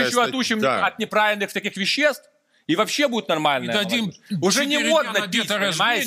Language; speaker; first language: Russian; native; Russian